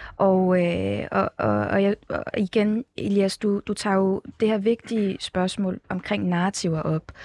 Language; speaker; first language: Danish; early bilingual, other home language; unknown